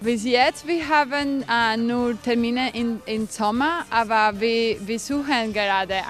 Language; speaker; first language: German; non-native, fluent; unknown